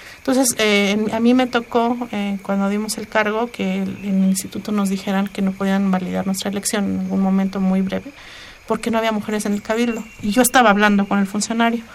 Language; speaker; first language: Spanish; non-native, local second language; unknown